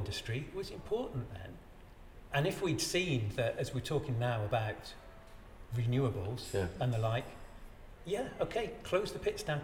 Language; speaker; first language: English; native; English